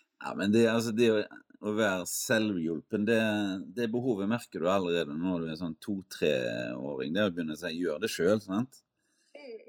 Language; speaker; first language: Norwegian; native; Norwegian